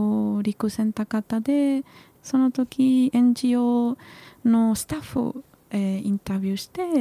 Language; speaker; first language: Japanese; non-native, learner; Spanish